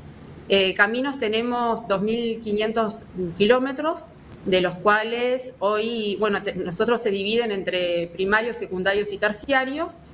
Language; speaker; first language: Spanish; native; Spanish